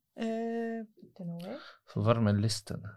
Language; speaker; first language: Icelandic; non-native, learner; French